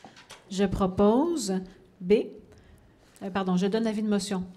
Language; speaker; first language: French; native; French